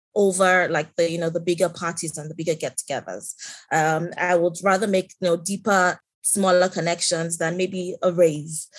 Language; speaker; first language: English; non-native, local second language; Yoruba